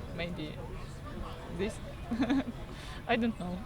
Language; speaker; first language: English; non-native, learner; Slovak